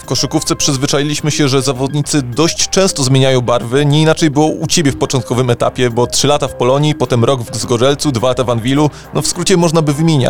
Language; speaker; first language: Polish; native; Polish